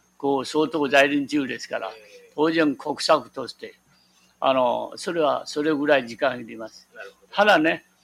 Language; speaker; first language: Japanese; non-native, local second language; Min Nan Chinese